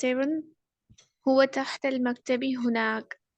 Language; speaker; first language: Arabic; non-native, learner; Urdu